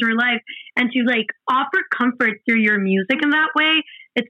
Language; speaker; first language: English; non-native, fluent; Spanish